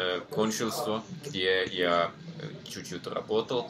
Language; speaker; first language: Russian; non-native, learner; Norwegian